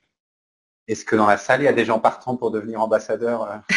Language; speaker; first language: French; native; French